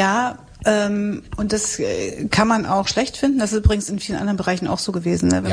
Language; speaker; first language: German; native; German